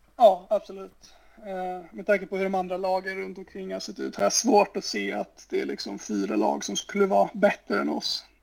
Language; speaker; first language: Swedish; native; Swedish